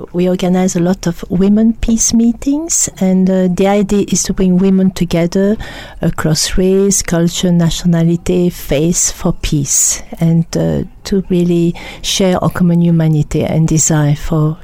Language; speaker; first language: English; non-native, fluent; French